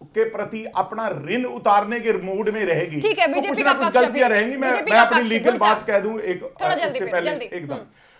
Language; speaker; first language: Hindi; native; Hindi